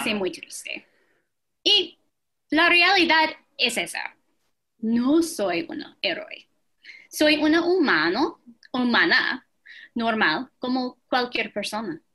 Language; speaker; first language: Spanish; non-native, fluent; English